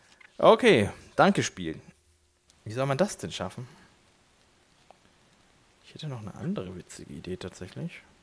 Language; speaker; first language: German; native; German